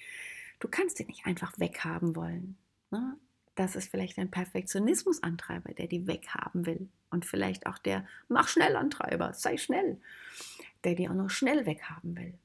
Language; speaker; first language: German; native; German